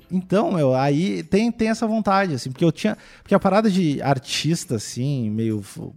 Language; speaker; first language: Portuguese; native; Portuguese